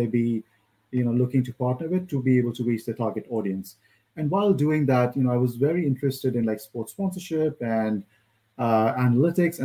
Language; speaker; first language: English; non-native, local second language; Hindi